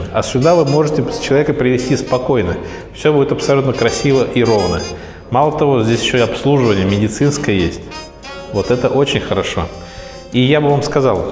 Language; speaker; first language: Russian; native; Russian